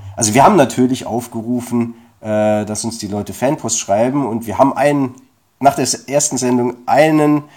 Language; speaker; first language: German; native; German